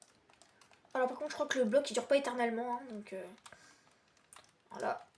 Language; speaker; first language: French; native; French